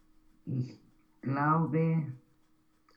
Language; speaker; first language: German; non-native, learner; Romanian